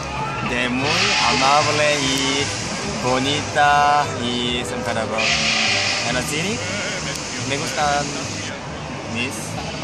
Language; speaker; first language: Spanish; non-native, learner; Korean